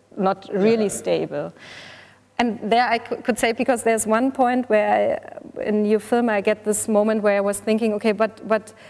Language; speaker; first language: English; non-native, fluent; German